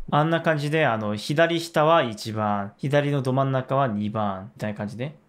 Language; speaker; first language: Japanese; non-native, fluent; Korean